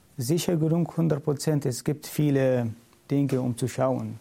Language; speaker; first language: German; non-native, learner; Syriac